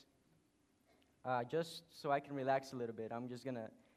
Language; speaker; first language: English; non-native, fluent; Spanish